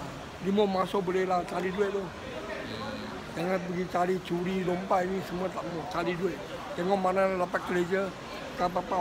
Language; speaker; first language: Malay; non-native, local second language; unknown